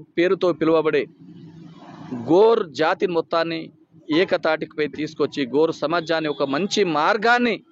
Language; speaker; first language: Telugu; non-native, local second language; Lambadi